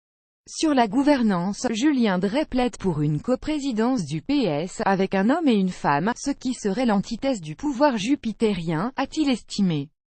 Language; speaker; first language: French; native; French